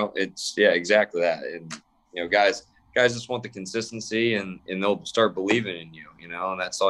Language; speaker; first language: English; native; English